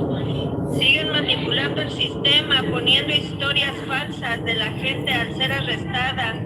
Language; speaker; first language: Spanish; native; Spanish